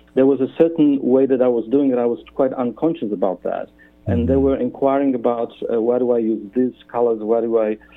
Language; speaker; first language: English; non-native, fluent; Polish